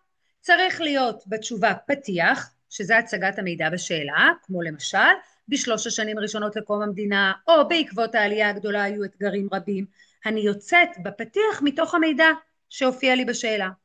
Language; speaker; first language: Hebrew; native; Hebrew